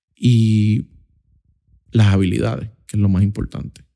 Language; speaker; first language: Spanish; native; Spanish